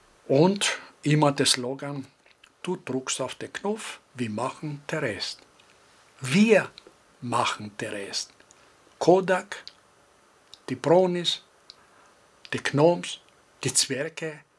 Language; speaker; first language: German; non-native, fluent; Greek